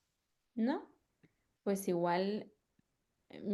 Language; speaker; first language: Spanish; native; Spanish